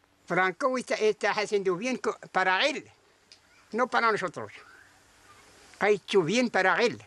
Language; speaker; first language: Spanish; non-native, learner; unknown